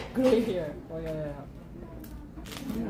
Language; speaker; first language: English; non-native, learner; Japanese